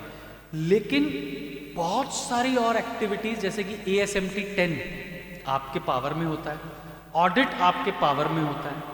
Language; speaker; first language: Hindi; native; Hindi